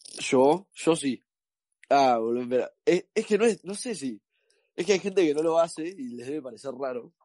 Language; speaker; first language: Spanish; native; Spanish